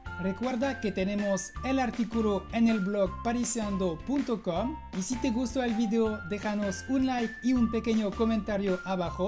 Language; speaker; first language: Spanish; non-native, fluent; French